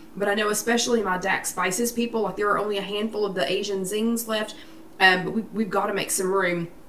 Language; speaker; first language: English; native; English